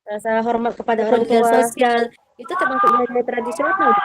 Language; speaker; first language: Malay; native; Malay